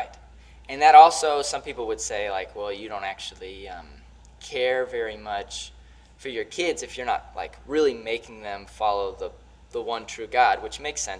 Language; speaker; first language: English; native; English